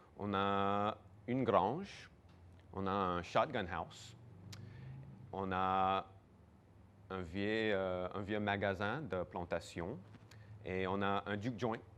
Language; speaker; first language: French; non-native, local second language; English